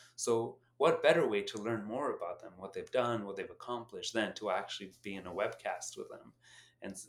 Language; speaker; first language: English; non-native, fluent; Albanian